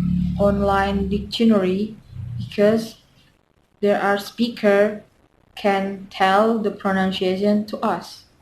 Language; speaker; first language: English; non-native, learner; Indonesian